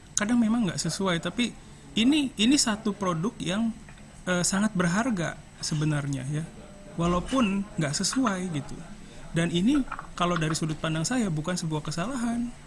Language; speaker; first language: Indonesian; native; Indonesian